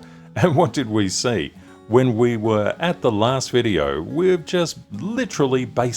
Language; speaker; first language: English; native; English